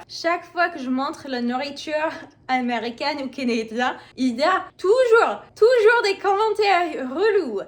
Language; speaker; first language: French; non-native, fluent; English